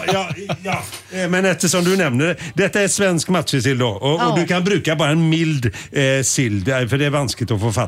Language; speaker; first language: Swedish; native; Swedish